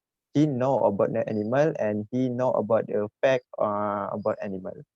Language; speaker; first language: English; non-native, learner; Malay